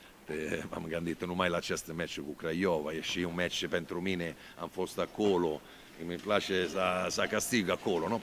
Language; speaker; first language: Romanian; non-native, learner; Italian